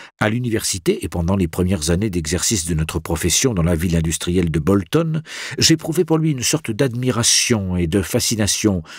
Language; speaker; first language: French; native; French